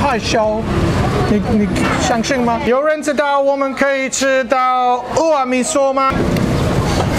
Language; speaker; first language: Chinese; non-native, learner; English